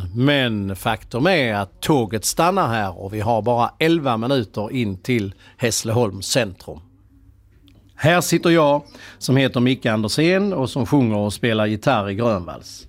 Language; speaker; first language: Swedish; native; Swedish